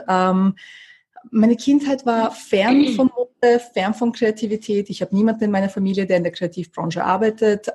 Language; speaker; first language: German; early bilingual, other home language; Russian